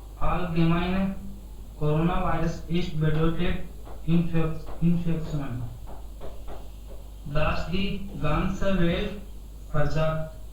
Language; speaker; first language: German; non-native, learner; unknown